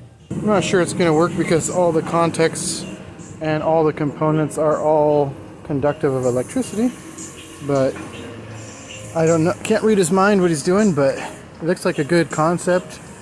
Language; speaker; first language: English; native; English